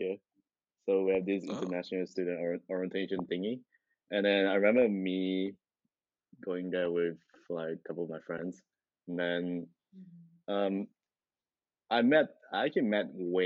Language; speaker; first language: English; non-native, local second language; Chinese